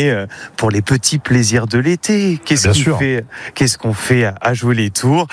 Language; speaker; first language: French; native; French